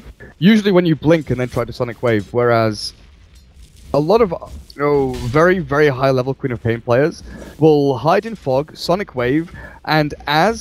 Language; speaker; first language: English; native; English